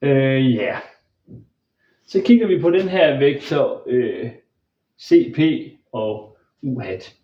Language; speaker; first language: Danish; native; Danish